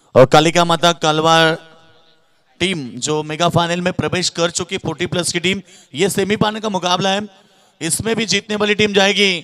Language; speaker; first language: Hindi; non-native, local second language; Marathi